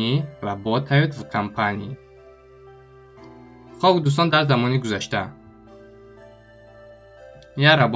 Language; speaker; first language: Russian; non-native, local second language; Tajik